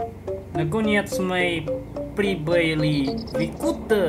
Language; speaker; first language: Russian; non-native, learner; Indonesian